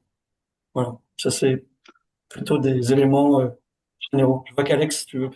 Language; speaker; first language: French; native; French